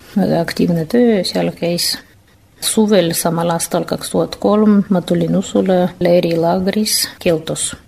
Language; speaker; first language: Estonian; non-native, fluent; Russian